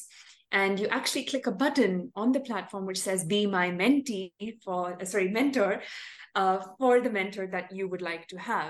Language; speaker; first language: English; non-native, local second language; Tamil